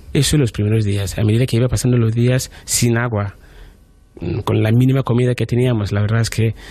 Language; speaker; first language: Spanish; non-native, fluent; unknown